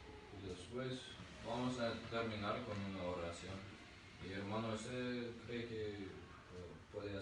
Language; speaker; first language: Spanish; non-native, learner; English